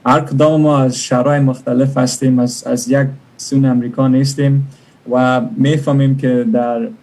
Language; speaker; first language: Persian; early bilingual, other home language; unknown